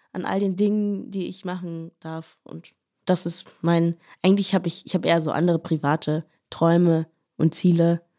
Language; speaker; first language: German; native; German